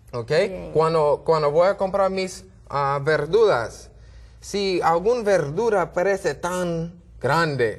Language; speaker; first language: Spanish; non-native, learner; English